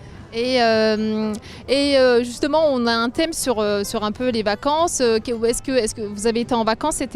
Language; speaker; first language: French; native; French